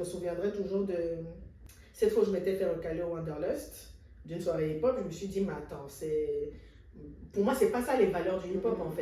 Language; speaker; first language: French; native; French